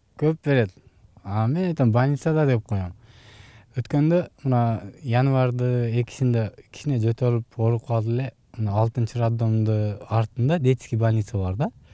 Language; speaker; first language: Kyrgyz; non-native, local second language; Uzbek